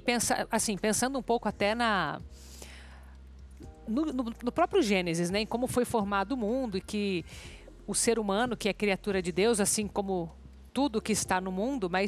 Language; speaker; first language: Portuguese; native; Portuguese